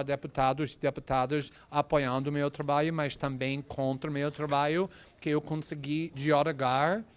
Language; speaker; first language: Portuguese; non-native, fluent; English